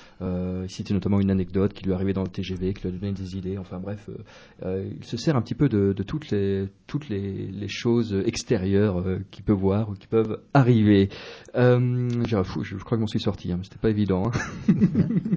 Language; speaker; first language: French; native; French